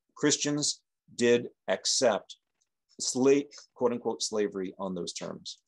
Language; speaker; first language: English; native; English